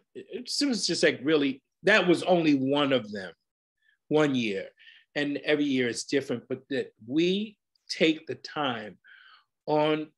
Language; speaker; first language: English; native; English